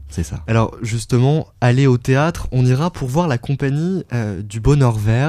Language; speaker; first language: French; native; French